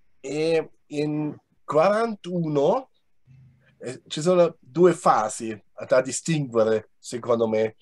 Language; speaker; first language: Italian; non-native, fluent; German